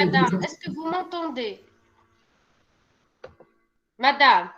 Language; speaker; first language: French; non-native, local second language; Arabic